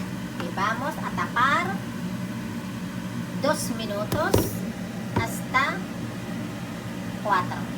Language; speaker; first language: Spanish; non-native, learner; Filipino